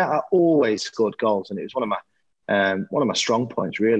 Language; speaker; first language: English; native; English